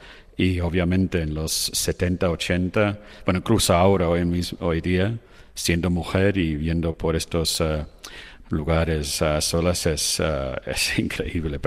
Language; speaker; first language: Spanish; non-native, fluent; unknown